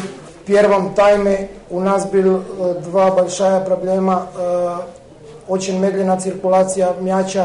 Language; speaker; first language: Russian; non-native, learner; Serbian